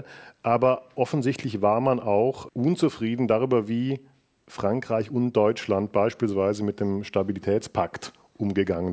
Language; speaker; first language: German; native; German